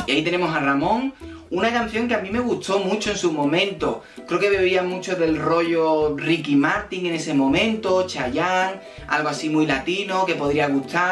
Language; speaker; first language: Spanish; native; Spanish